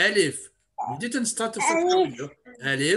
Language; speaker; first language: English; non-native, fluent; Arabic